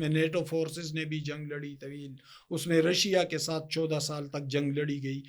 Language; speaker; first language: Urdu; native; Urdu